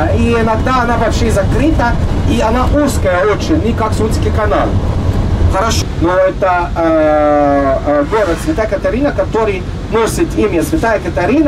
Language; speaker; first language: Russian; non-native, learner; Arabic